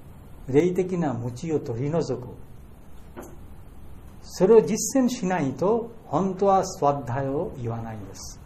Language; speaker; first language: Japanese; non-native, fluent; Bangla